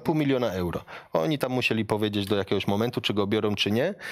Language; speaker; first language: Polish; native; Polish